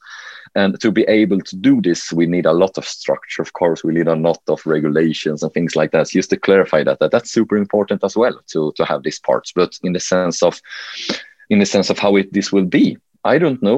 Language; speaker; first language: English; non-native, fluent; Swedish